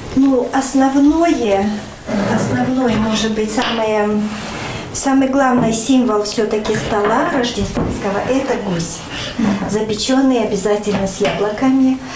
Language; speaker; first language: Russian; native; Russian